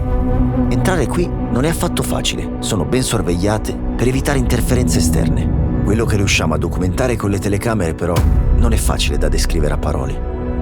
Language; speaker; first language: Italian; native; Italian